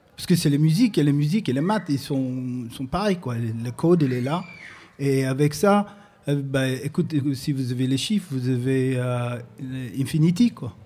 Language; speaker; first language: French; non-native, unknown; English